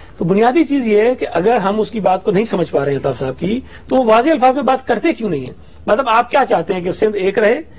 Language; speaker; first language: Urdu; native; Urdu